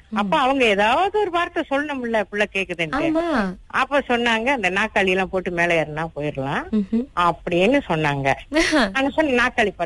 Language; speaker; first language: Tamil; early bilingual, heritage; Tamil